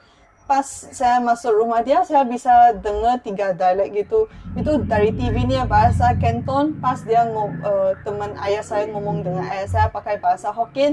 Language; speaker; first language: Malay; non-native, local second language; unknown